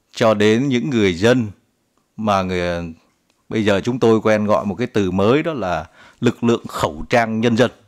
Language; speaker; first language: Vietnamese; native; Vietnamese